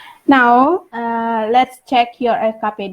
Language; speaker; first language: English; non-native, fluent; Indonesian